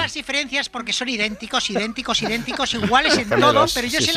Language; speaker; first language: Spanish; native; Spanish